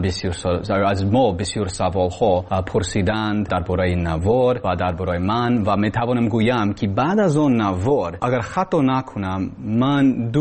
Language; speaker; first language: Tajik; non-native, learner; English